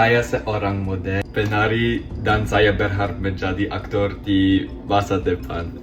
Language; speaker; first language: Indonesian; non-native, learner; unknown